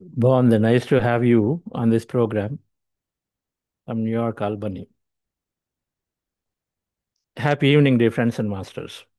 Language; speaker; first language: Telugu; native; Telugu